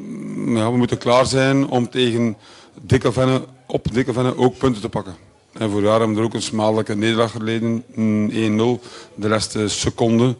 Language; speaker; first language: Dutch; native; Dutch